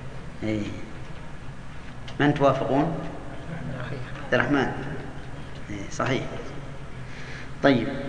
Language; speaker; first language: Arabic; native; Arabic